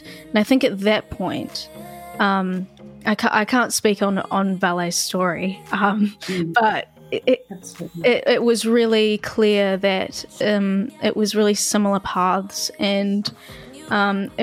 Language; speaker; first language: English; native; English